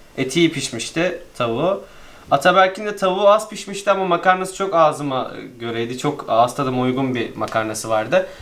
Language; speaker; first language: Turkish; native; Turkish